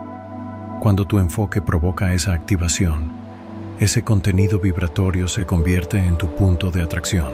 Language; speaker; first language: Spanish; native; Spanish